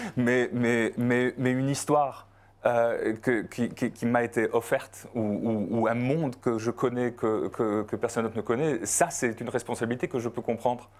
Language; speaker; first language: French; non-native, fluent; Polish